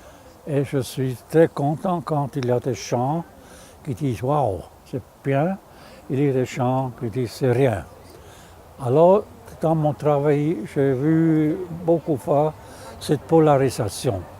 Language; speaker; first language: French; non-native, fluent; German